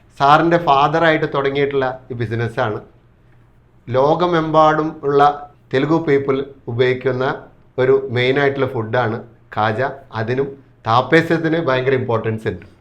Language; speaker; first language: Malayalam; early bilingual, heritage; Malayalam